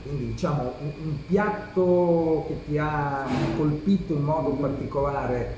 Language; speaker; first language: Italian; native; Italian